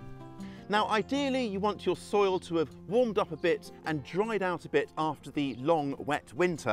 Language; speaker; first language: English; native; English